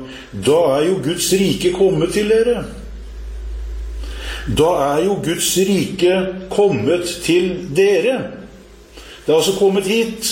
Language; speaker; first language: Norwegian; native; Norwegian